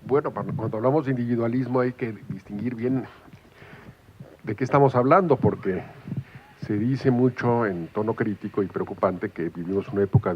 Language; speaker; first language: Spanish; native; Spanish